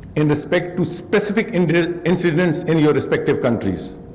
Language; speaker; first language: English; non-native, local second language; Urdu